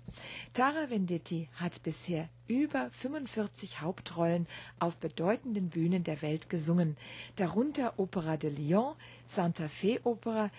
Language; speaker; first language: German; native; German